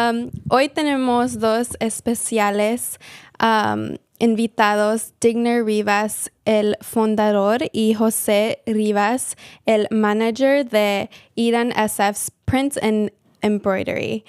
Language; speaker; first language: Spanish; early bilingual, heritage; Spanish